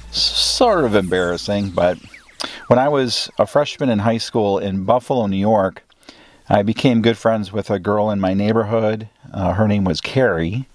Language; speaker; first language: English; native; English